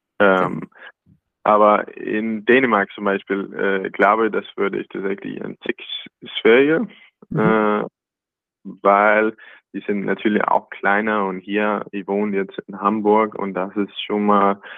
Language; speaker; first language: German; non-native, learner; Danish